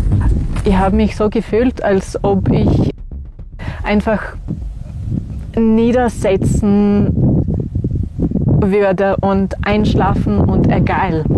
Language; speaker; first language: German; non-native, fluent; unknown